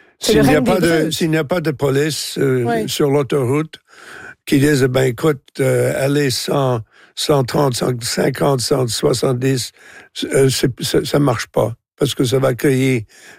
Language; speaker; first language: French; non-native, local second language; English